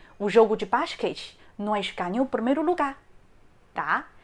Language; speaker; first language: Portuguese; non-native, learner; Chinese